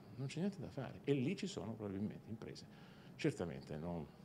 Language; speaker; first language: Italian; native; Italian